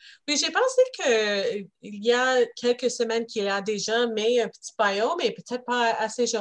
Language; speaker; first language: French; non-native, local second language; English